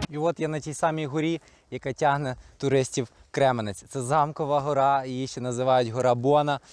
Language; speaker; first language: Ukrainian; native; Ukrainian